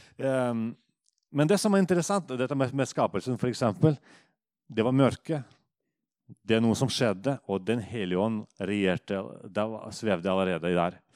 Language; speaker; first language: Norwegian; non-native, fluent; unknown